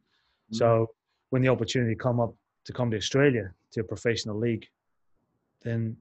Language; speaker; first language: English; native; English